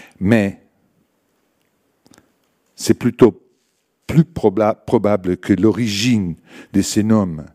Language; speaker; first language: French; non-native, fluent; Italian